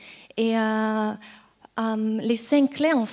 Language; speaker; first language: French; non-native, fluent; Bulgarian